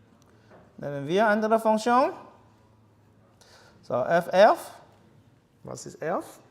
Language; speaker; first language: German; non-native, learner; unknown